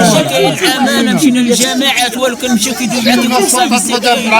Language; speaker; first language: Arabic; native; Arabic